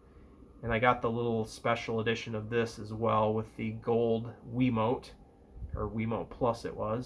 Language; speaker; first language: English; native; English